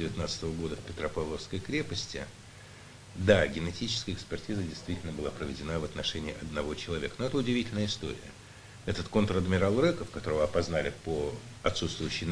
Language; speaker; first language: Russian; native; Russian